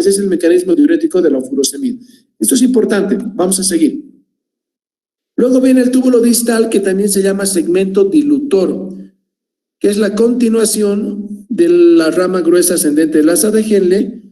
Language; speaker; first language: Spanish; native; Spanish